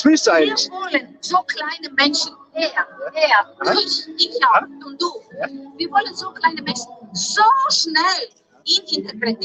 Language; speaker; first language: German; non-native, fluent; Greek